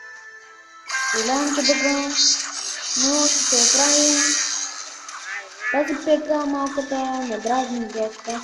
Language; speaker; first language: Bulgarian; native; Bulgarian